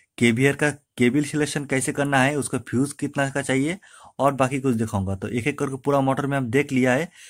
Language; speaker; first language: Hindi; non-native, local second language; Bangla